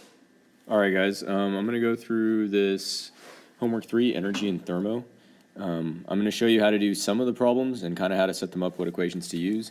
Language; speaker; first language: English; native; English